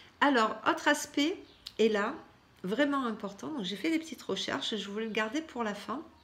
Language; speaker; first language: French; non-native, fluent; Persian